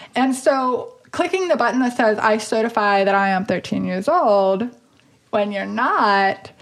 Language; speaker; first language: English; native; English